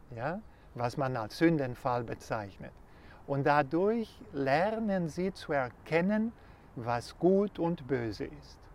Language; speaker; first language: German; non-native, fluent; Portuguese